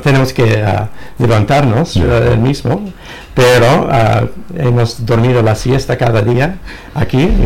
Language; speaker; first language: Spanish; non-native, fluent; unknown